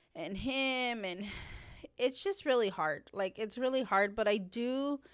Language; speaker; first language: English; native; English